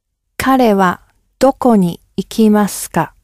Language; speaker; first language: Japanese; non-native, learner; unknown